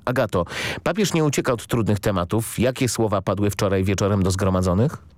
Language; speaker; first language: Polish; native; Polish